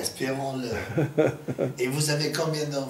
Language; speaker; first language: French; non-native, fluent; English